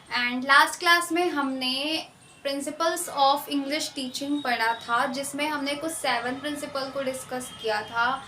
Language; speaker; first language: Hindi; native; Hindi